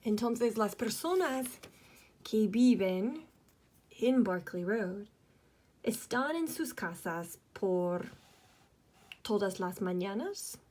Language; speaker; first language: Spanish; non-native, fluent; English